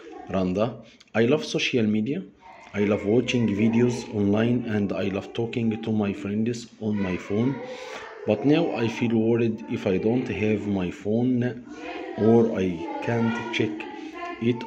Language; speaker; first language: English; non-native, fluent; Arabic